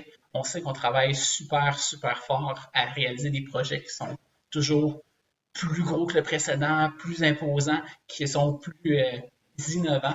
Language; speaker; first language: French; native; French